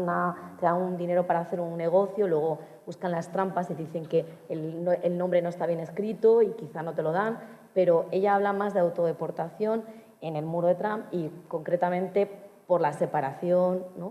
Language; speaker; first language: Spanish; native; Spanish